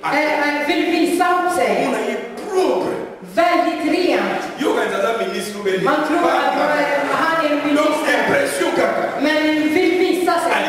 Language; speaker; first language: Swedish; non-native, fluent; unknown